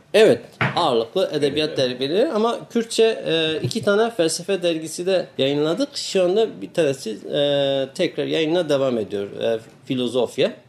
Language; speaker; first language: Turkish; non-native, local second language; Kurdish